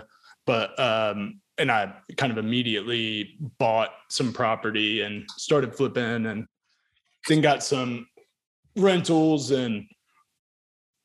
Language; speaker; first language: English; native; English